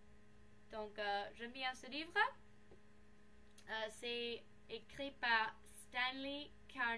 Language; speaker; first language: French; non-native, learner; English